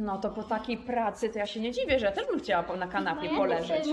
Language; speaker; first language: Polish; native; Polish